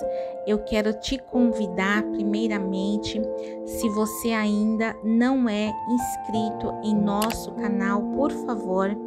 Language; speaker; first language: Portuguese; native; Portuguese